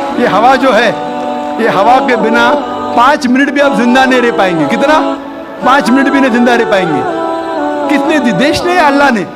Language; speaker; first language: Hindi; non-native, local second language; Konkani